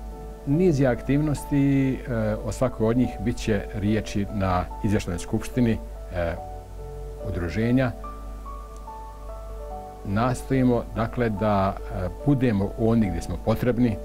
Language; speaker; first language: Croatian; native; Croatian